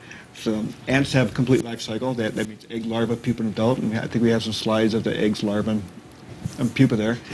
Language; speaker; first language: English; native; English